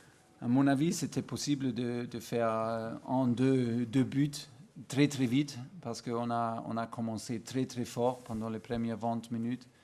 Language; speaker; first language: French; non-native, fluent; German